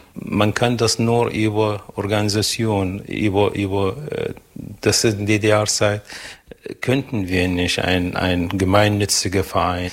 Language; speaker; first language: German; non-native, fluent; Arabic